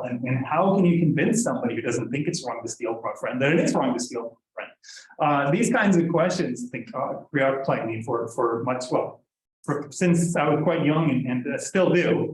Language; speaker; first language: English; non-native, fluent; Norwegian